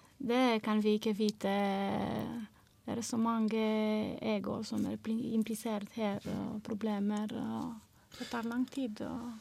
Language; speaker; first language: Norwegian; non-native, fluent; Romanian